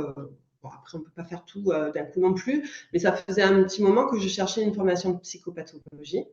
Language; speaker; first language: French; native; French